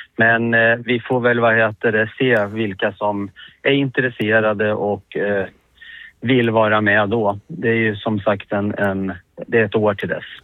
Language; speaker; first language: Swedish; native; Swedish